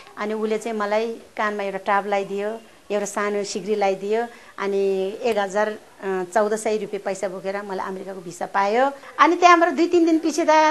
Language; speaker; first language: Nepali; non-native, local second language; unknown